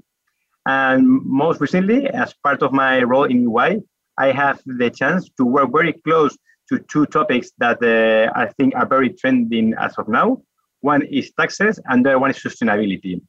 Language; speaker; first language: English; non-native, fluent; Spanish